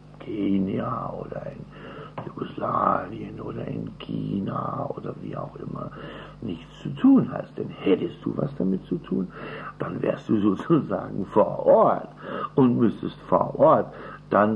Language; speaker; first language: German; native; German